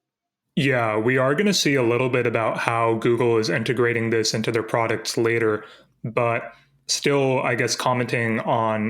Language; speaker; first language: English; native; English